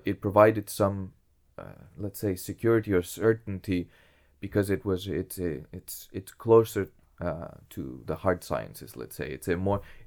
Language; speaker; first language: English; non-native, fluent; Greek